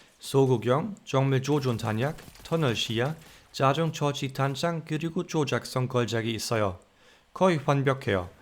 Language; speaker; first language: Korean; non-native, fluent; German